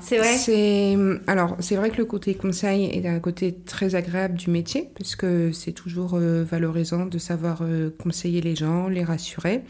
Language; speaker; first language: French; native; French